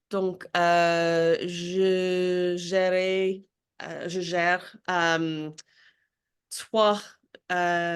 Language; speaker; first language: French; non-native, learner; English